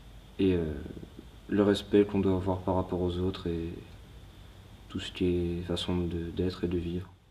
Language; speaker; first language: French; native; French